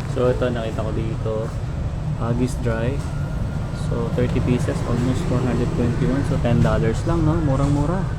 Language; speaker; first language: Filipino; native; Filipino